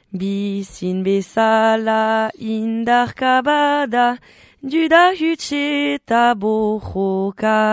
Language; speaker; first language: Basque; native; Basque